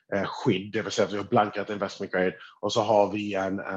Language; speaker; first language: Swedish; non-native, fluent; English